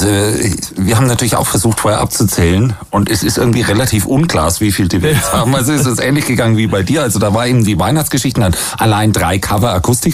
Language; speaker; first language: German; native; German